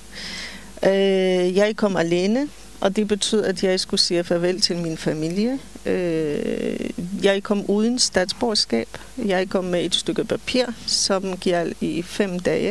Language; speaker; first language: Danish; non-native, fluent; Polish